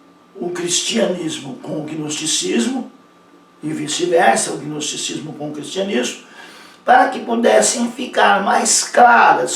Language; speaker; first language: Portuguese; native; Portuguese